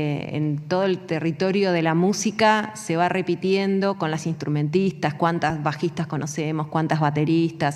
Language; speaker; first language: Spanish; native; Spanish